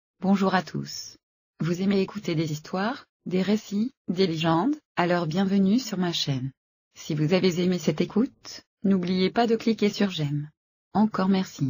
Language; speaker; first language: French; native; French